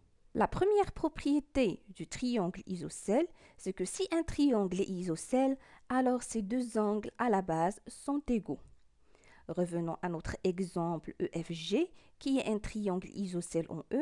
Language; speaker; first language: French; non-native, local second language; Arabic